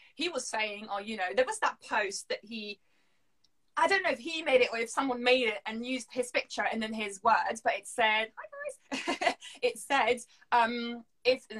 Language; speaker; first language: English; non-native, fluent; French